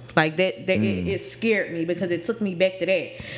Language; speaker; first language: English; native; English